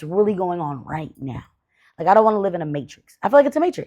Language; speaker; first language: English; native; English